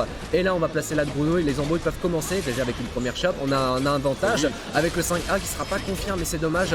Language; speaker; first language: French; native; French